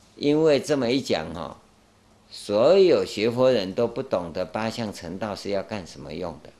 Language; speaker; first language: Chinese; non-native, local second language; Min Nan Chinese